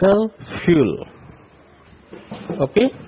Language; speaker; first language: English; non-native, learner; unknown